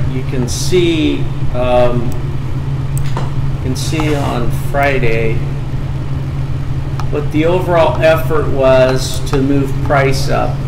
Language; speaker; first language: English; native; English